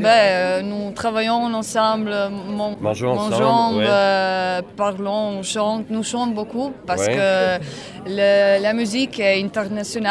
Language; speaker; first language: French; non-native, learner; Croatian